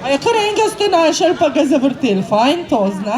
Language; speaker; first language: Slovenian; native; Slovenian